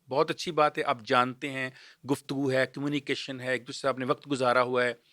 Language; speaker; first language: Urdu; native; Urdu